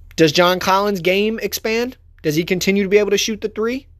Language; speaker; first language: English; native; English